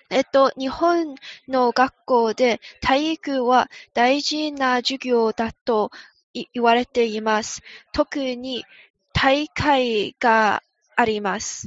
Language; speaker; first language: Japanese; non-native, learner; English